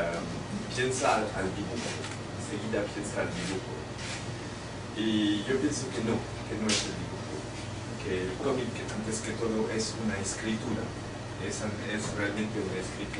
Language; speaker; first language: Spanish; non-native, fluent; French